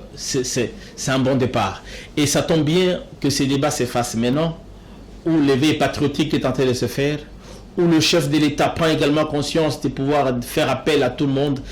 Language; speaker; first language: French; non-native, local second language; Lingala